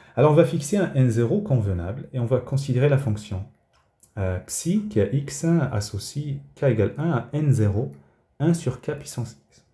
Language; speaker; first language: French; native; French